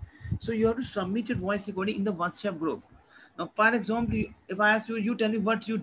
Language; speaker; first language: English; non-native, local second language; Hindi